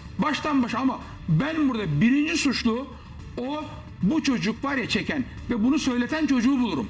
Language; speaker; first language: Turkish; native; Turkish